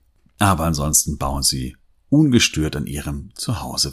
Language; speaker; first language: German; native; German